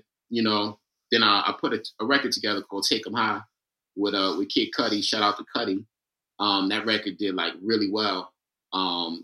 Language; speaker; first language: English; native; English